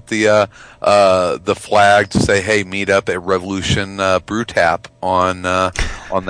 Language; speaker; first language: English; native; English